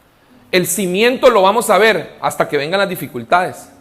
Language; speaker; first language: Spanish; native; Spanish